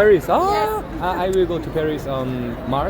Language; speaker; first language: English; non-native, learner; Korean